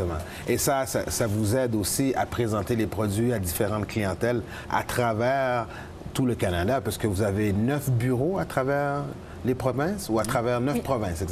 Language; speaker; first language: French; native; French